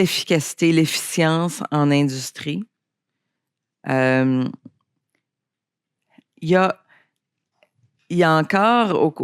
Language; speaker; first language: French; native; French